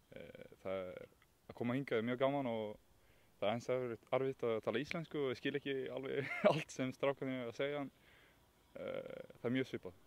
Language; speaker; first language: Icelandic; non-native, learner; Swedish